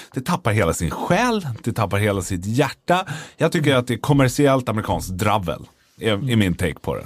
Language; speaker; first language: Swedish; native; Swedish